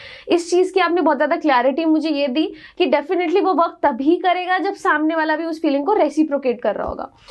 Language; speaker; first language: Hindi; native; Hindi